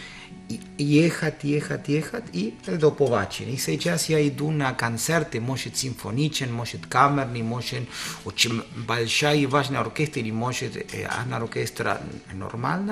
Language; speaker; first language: Russian; non-native, learner; Spanish